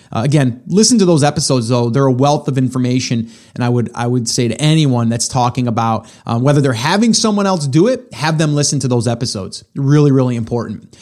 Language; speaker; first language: English; native; English